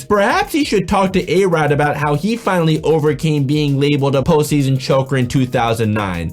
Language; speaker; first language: English; native; English